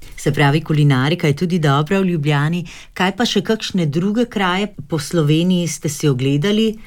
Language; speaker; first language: Slovenian; native; Slovenian